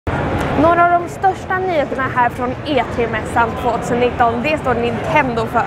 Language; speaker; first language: Swedish; native; Swedish